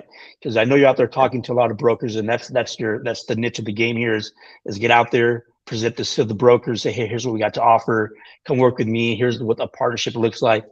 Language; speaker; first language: English; native; English